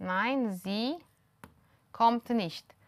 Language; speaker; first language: German; non-native, fluent; Romanian